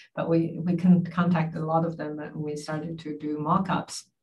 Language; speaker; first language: English; non-native, fluent; Chinese